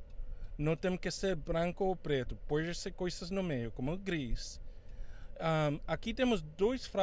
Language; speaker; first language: Portuguese; non-native, fluent; Spanish